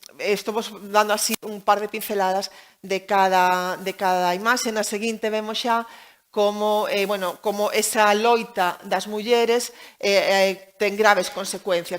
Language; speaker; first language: Galician; native; Galician